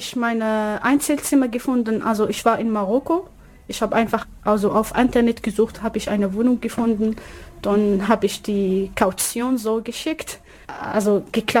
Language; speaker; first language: German; non-native, learner; Arabic